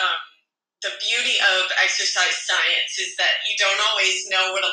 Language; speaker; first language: English; native; English